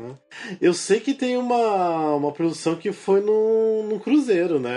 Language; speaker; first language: Portuguese; native; Portuguese